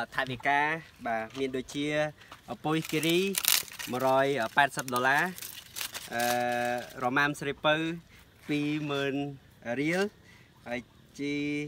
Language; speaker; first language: Khmer; non-native, local second language; Jarai